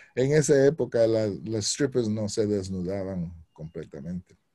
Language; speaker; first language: Spanish; early bilingual, heritage; Spanish